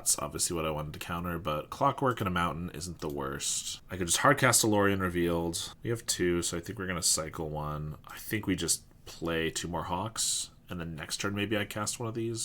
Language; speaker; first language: English; native; English